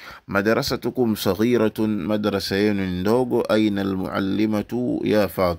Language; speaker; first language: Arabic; non-native, fluent; Swahili